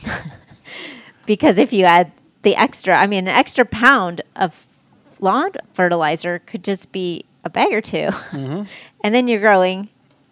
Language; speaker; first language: English; native; English